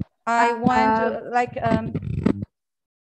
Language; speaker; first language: English; non-native, fluent; Indonesian